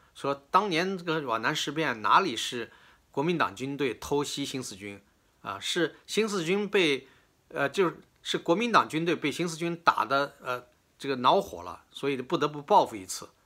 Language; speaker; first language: Chinese; native; Chinese